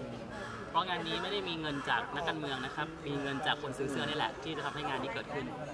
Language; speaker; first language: Thai; native; Thai